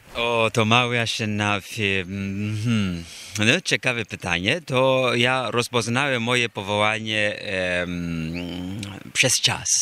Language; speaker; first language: Polish; non-native, fluent; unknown